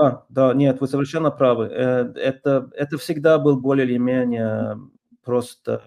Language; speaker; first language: Russian; non-native, fluent; Norwegian